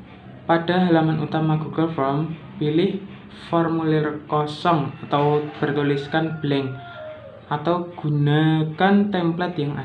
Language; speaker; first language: Indonesian; native; Indonesian